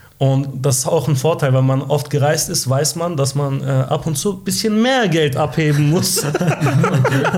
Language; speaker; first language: German; early bilingual, other home language; Turkish